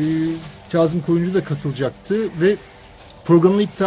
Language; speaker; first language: Turkish; native; Turkish